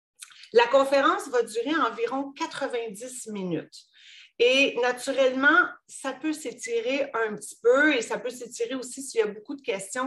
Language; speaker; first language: French; native; French